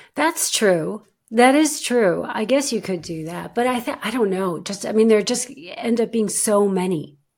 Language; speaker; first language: English; native; English